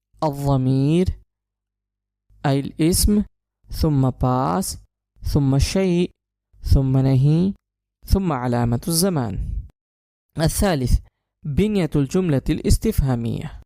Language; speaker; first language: Arabic; non-native, fluent; Urdu